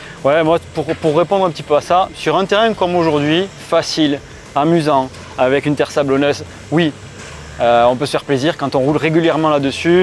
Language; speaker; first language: French; native; French